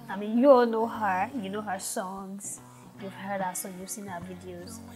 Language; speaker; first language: English; non-native, local second language; Yoruba